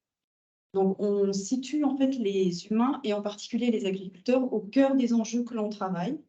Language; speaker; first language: French; native; French